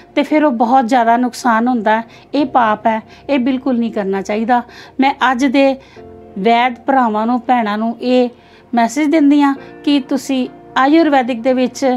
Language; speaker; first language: Punjabi; native; Punjabi